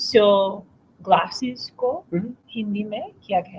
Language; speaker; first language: Hindi; non-native, learner; English